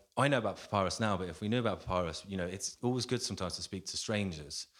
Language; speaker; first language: English; native; English